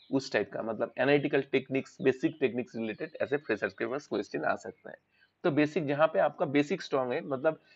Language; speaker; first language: Hindi; non-native, local second language; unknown